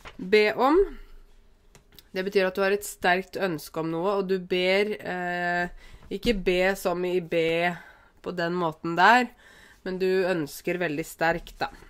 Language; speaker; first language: Norwegian; native; Norwegian